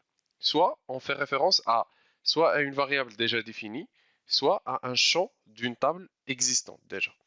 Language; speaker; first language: French; non-native, local second language; Arabic